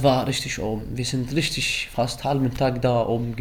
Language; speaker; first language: German; early bilingual, other home language; Arabic